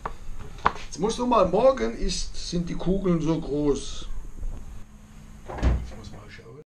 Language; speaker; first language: German; non-native, fluent; Italian